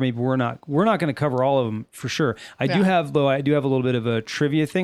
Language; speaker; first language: English; native; English